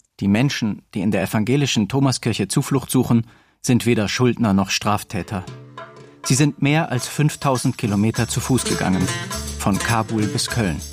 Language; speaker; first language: German; native; German